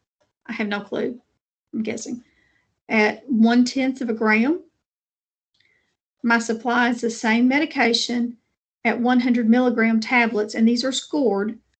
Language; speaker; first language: English; native; English